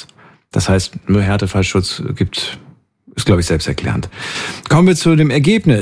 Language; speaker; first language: German; native; German